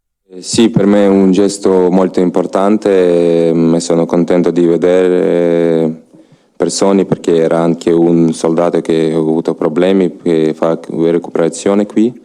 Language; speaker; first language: Italian; non-native, learner; Ukrainian